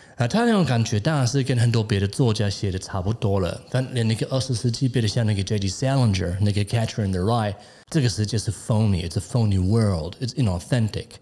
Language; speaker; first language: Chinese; non-native, fluent; German